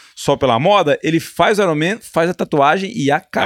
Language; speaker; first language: Portuguese; native; Portuguese